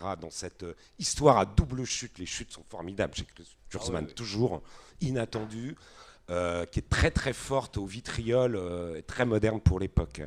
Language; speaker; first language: French; native; French